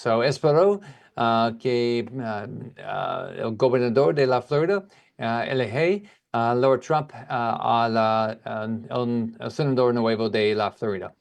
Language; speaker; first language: Spanish; non-native, learner; English